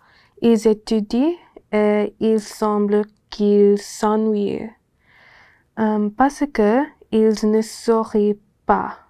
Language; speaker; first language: French; non-native, learner; English